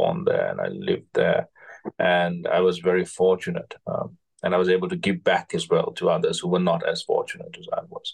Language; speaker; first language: English; non-native, local second language; Sinhala